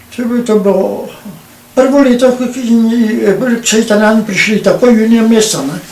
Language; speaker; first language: Slovenian; native; Slovenian